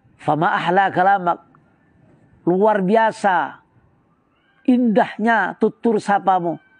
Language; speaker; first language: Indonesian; non-native, local second language; Madurese